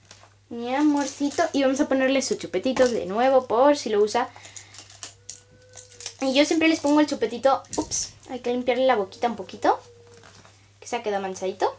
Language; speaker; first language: Spanish; native; Spanish